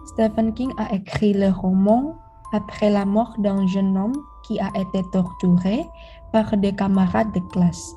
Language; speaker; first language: French; non-native, learner; Indonesian